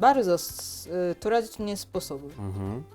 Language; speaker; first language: Polish; non-native, learner; Japanese